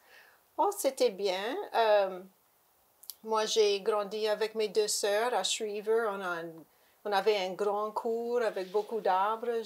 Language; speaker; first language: French; native; French